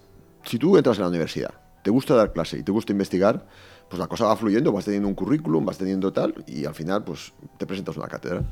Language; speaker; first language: Spanish; native; Spanish